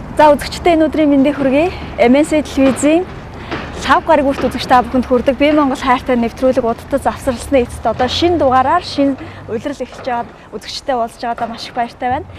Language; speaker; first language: Mongolian; native; Mongolian